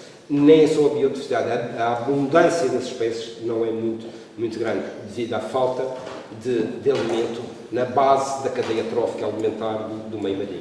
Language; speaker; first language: Portuguese; native; Portuguese